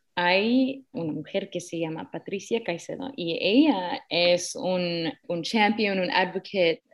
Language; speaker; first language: Spanish; early bilingual, heritage; Spanish